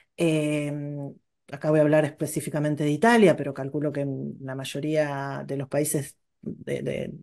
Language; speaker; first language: Spanish; native; Spanish